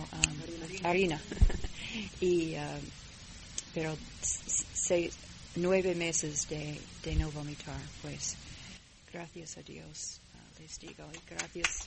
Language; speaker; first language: Spanish; non-native, fluent; English